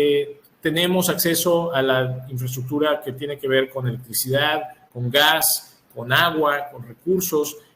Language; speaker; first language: Spanish; native; Spanish